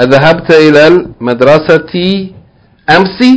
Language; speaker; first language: Arabic; non-native, fluent; English